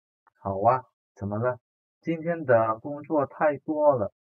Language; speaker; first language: Chinese; non-native, fluent; Indonesian